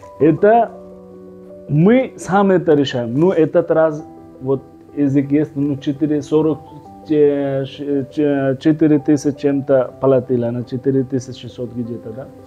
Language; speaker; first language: Russian; non-native, learner; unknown